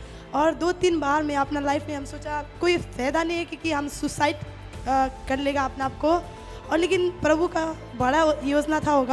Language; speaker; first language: Hindi; non-native, local second language; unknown